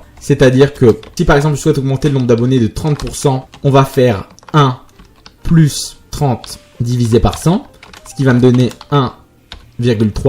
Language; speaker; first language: French; native; French